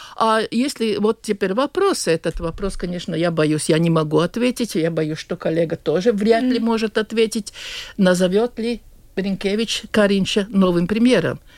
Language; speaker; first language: Russian; non-native, local second language; Latvian